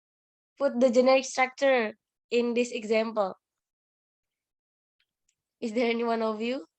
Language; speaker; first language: English; non-native, learner; Indonesian